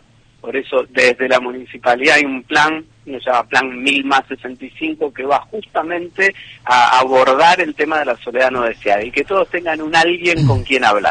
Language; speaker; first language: Spanish; native; Spanish